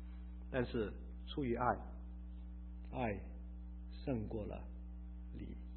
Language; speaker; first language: Chinese; native; Chinese